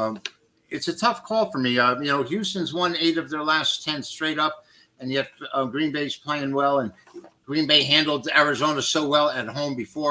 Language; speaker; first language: English; native; English